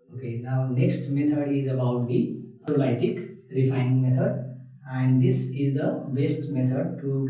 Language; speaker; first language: English; non-native, local second language; Nepali